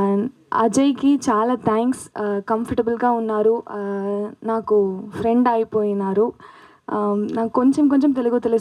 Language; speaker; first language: Telugu; non-native, learner; Tamil